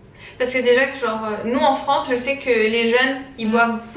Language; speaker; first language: French; native; French